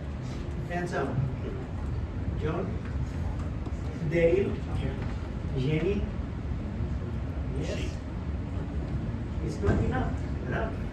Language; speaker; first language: English; non-native, learner; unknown